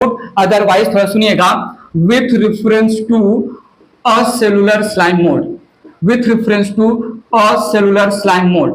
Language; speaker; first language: Hindi; native; Hindi